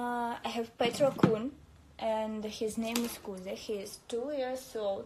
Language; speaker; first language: English; non-native, learner; Russian